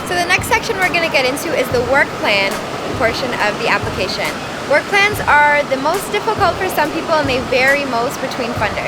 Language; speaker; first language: English; native; English